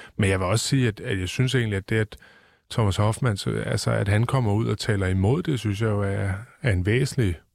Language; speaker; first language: Danish; native; Danish